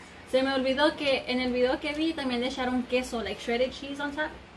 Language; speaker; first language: Spanish; early bilingual, heritage; Spanish